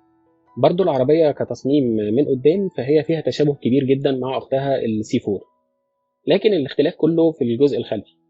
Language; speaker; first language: Arabic; native; Arabic